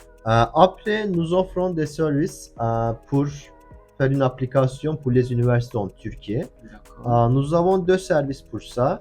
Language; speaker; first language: French; non-native, learner; Turkish